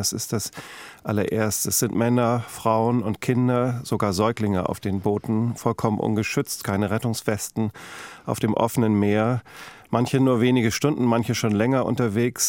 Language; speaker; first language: German; native; German